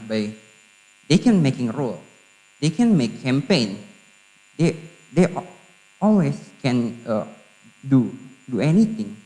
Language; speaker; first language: English; non-native, learner; Indonesian